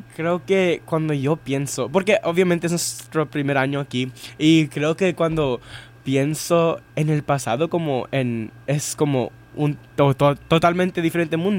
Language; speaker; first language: Spanish; early bilingual, heritage; Spanish